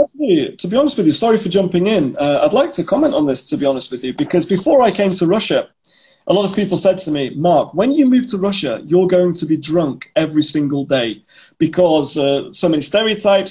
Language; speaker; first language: English; native; English